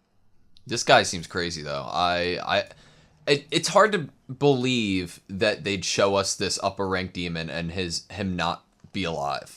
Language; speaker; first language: English; native; English